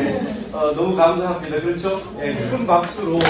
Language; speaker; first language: Korean; native; Korean